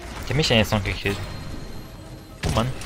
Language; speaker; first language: German; native; German